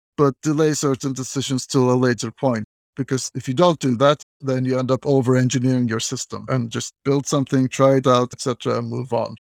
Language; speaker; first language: English; non-native, fluent; Turkish